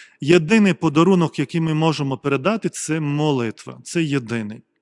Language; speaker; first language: Ukrainian; non-native, fluent; Lithuanian